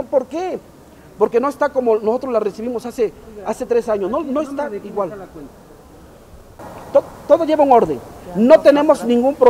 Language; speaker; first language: Spanish; native; Spanish